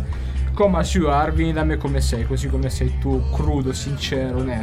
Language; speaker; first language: Italian; native; Italian